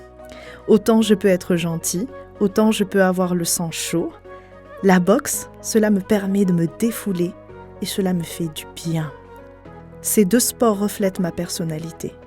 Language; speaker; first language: French; native; French